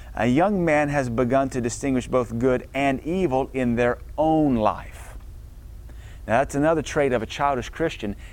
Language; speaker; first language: English; native; English